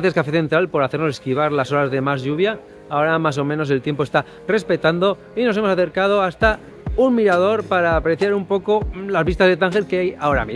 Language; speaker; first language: Spanish; native; Spanish